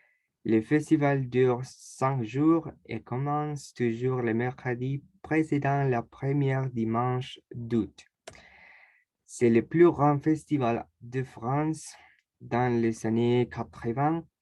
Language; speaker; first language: French; non-native, learner; Spanish